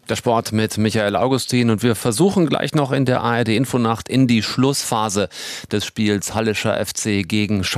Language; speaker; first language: German; native; German